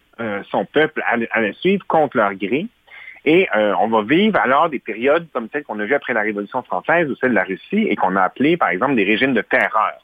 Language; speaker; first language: French; native; French